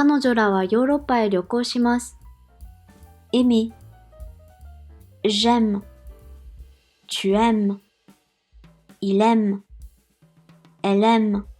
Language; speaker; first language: French; non-native, fluent; Japanese